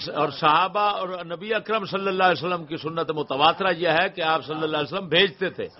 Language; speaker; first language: Urdu; non-native, local second language; Punjabi